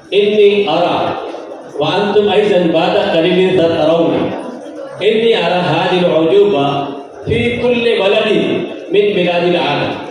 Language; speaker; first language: Arabic; non-native, fluent; Urdu